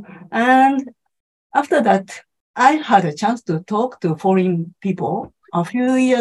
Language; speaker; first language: English; non-native, learner; Japanese